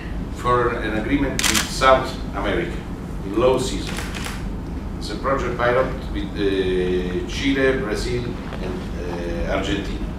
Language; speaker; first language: English; non-native, learner; Italian